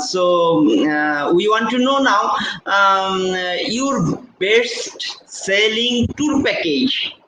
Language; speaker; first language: English; non-native, local second language; Bangla